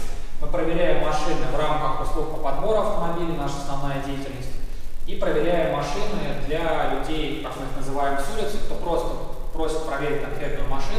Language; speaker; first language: Russian; native; Russian